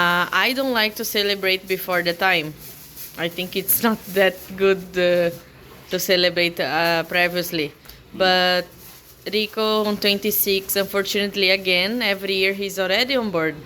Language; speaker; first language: English; non-native, learner; Portuguese